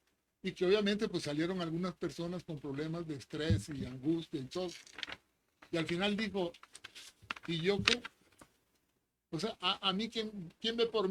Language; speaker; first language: Spanish; native; Spanish